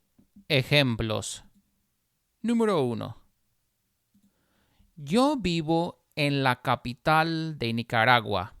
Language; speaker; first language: Spanish; non-native, fluent; English